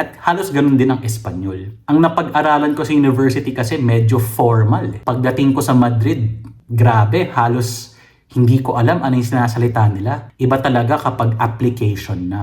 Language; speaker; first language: Filipino; native; Filipino